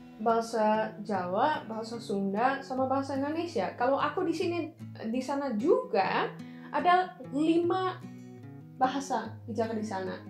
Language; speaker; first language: Indonesian; non-native, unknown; Dutch